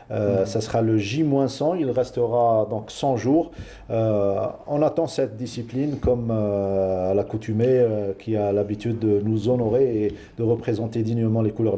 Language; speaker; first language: French; non-native, local second language; Arabic